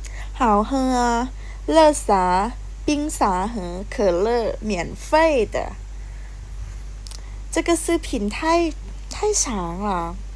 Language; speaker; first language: Chinese; non-native, learner; Lao